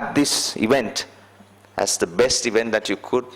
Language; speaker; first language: English; non-native, local second language; Sinhala